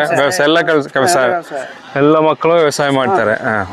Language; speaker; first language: Kannada; non-native, learner; Malayalam